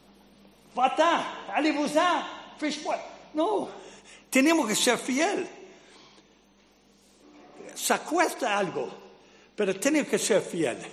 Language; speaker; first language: Spanish; non-native, fluent; English